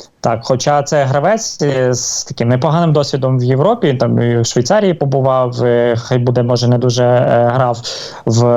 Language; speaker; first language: Ukrainian; native; Ukrainian